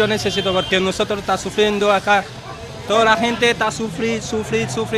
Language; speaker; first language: Spanish; non-native, learner; Haitian Creole